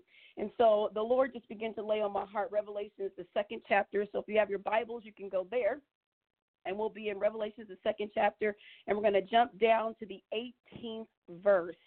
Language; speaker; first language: English; native; English